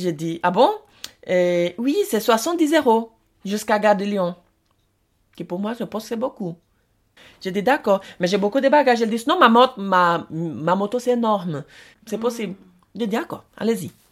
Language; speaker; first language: French; non-native, learner; Portuguese